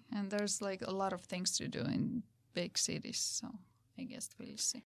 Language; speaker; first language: English; non-native, fluent; Georgian